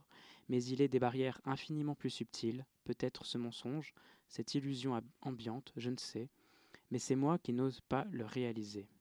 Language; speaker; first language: French; native; French